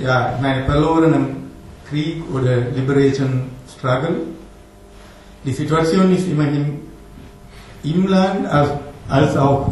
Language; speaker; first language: German; non-native, fluent; Tamil